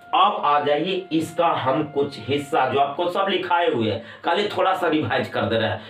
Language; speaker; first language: Hindi; native; Hindi